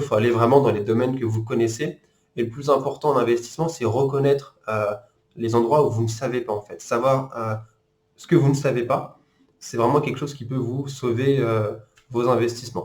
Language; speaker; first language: French; native; French